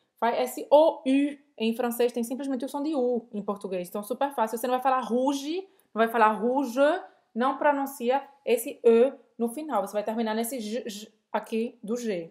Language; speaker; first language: Portuguese; native; Portuguese